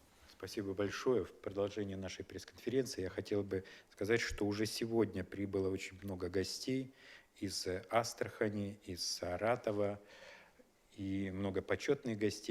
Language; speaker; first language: Russian; native; Russian